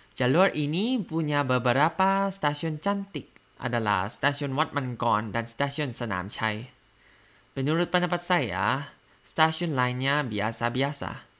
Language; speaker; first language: Indonesian; non-native, learner; Thai